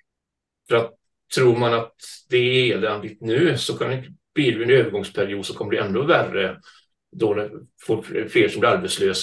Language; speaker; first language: Swedish; native; Swedish